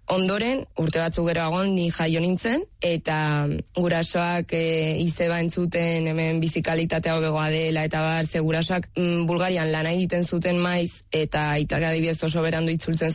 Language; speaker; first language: Basque; early bilingual, other home language; Bulgarian